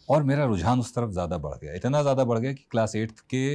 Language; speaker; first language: Hindi; native; Hindi